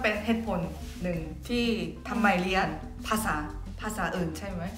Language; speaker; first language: Thai; non-native, fluent; Korean